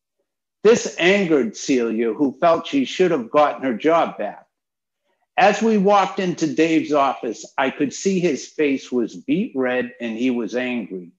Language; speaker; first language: English; native; English